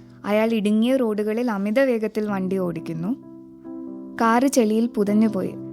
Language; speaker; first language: Malayalam; native; Malayalam